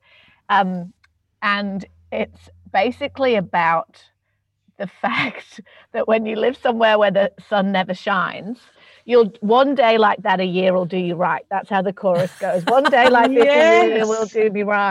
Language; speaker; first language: English; native; English